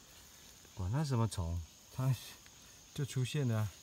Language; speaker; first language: Chinese; native; Chinese